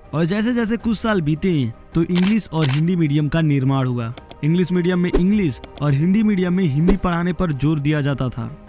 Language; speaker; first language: Hindi; native; Hindi